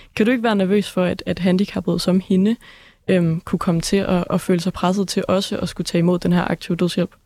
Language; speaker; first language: Danish; native; Danish